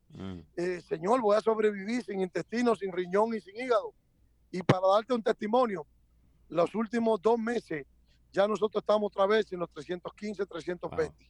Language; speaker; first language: Spanish; native; Spanish